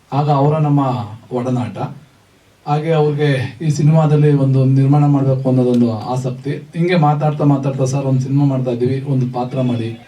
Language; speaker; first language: Kannada; native; Kannada